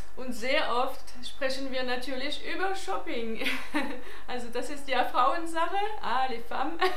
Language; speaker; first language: German; non-native, fluent; French